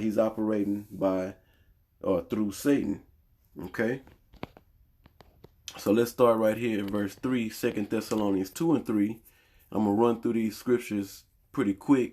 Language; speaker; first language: English; native; English